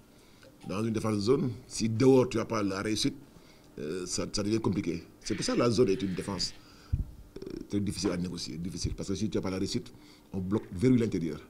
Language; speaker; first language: French; non-native, local second language; Wolof